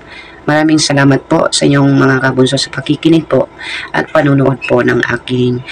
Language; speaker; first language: Filipino; native; Filipino